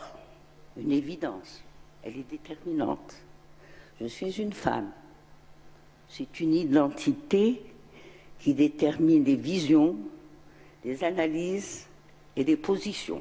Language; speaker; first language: French; non-native, local second language; Arabic